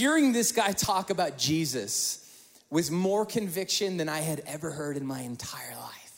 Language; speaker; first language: English; native; English